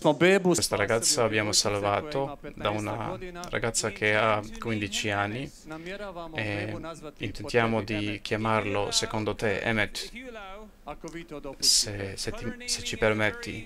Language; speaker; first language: Italian; non-native, fluent; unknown